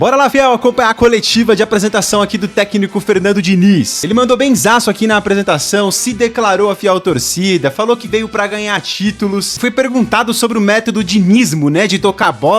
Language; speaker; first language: Portuguese; native; Portuguese